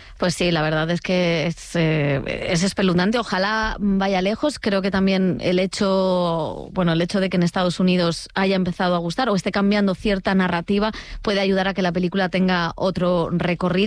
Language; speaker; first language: Spanish; native; Spanish